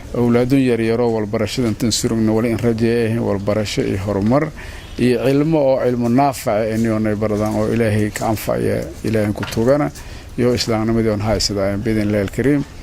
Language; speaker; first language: Somali; non-native, local second language; Maay